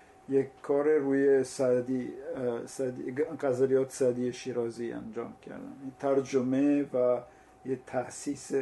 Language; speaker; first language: Persian; non-native, fluent; Italian